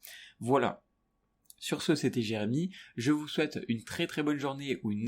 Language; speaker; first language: French; native; French